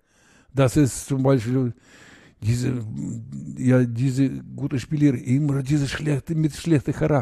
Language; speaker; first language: German; non-native, learner; Russian